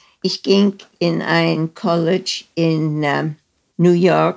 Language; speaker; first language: German; early bilingual, heritage; German